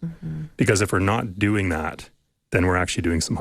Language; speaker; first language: English; native; English